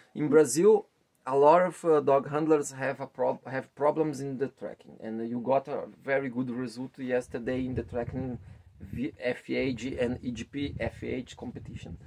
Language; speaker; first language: English; non-native, learner; Portuguese